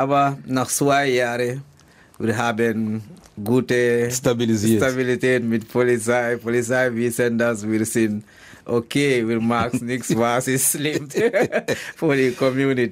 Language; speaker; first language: German; non-native, learner; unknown